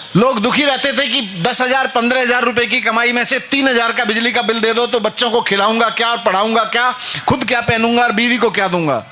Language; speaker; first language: Hindi; native; Hindi